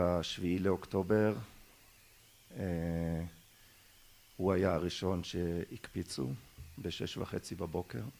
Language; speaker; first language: Hebrew; non-native, local second language; German